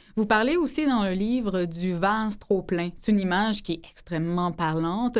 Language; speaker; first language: French; native; French